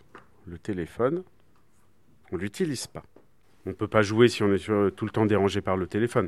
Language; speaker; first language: French; native; French